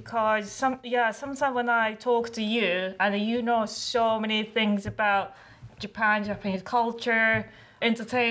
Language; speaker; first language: English; non-native, learner; Japanese